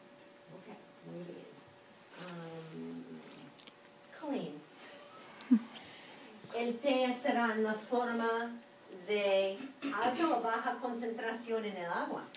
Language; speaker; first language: Spanish; non-native, fluent; English